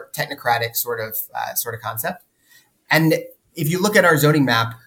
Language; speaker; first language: English; native; English